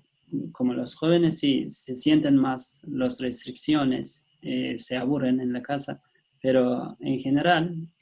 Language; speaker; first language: Spanish; non-native, fluent; Turkish